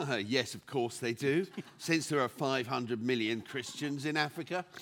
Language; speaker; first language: English; native; English